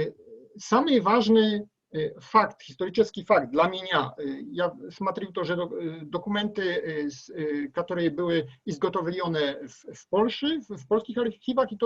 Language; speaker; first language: Russian; non-native, learner; Polish